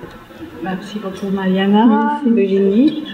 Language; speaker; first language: French; non-native, fluent; Spanish